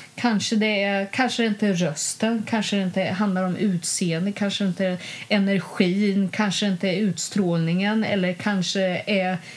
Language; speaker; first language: Swedish; native; Swedish